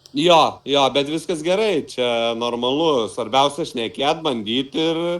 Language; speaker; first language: Lithuanian; native; Lithuanian